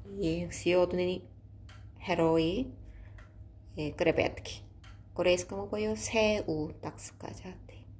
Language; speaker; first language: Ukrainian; non-native, learner; Korean